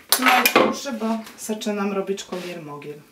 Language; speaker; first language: Polish; non-native, learner; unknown